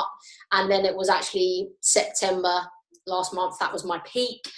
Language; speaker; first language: English; native; English